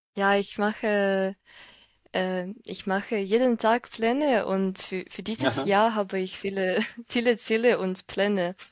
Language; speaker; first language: German; non-native, fluent; Ukrainian